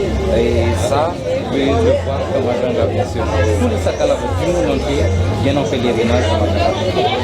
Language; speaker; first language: French; non-native, local second language; Malagasy